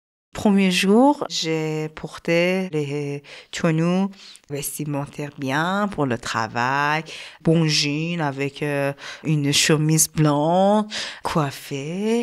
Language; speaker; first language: French; non-native, learner; Persian